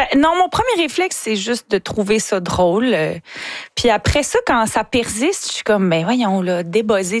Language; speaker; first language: French; native; French